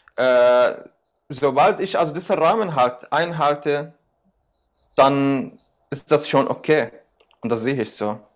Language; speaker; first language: German; non-native, fluent; Arabic